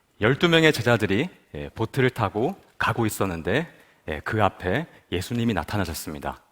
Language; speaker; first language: Korean; native; Korean